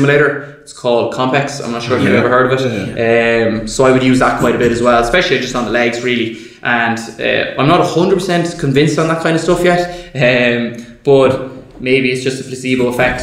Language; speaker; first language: English; native; English